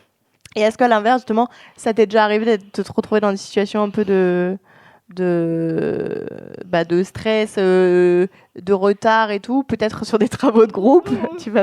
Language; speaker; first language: French; native; French